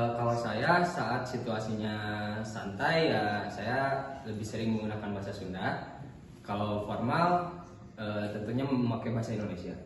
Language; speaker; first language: Indonesian; non-native, local second language; Sundanese